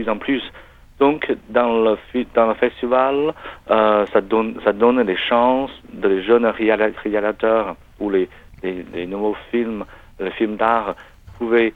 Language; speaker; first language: French; non-native, learner; Chinese